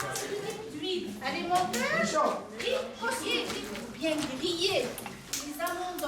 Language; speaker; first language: French; non-native, local second language; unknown